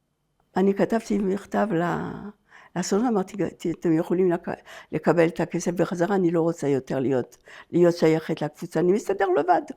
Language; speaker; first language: Hebrew; non-native, fluent; French